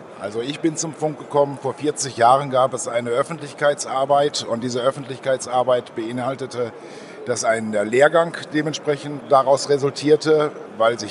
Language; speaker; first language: German; native; German